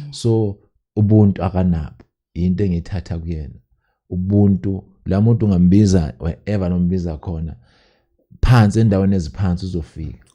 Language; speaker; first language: Zulu; native; Zulu